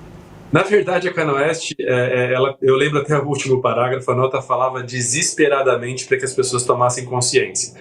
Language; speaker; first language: Portuguese; native; Portuguese